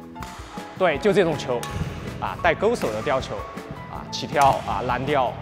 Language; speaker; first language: Chinese; native; Chinese